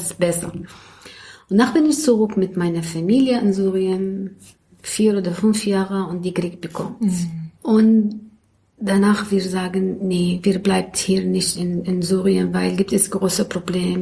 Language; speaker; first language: German; non-native, learner; Arabic